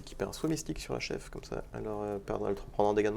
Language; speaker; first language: French; native; French